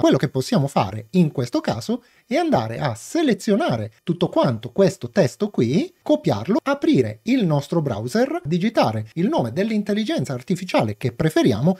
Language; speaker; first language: Italian; native; Italian